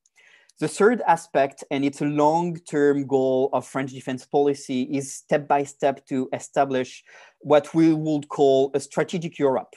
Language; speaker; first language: English; non-native, fluent; French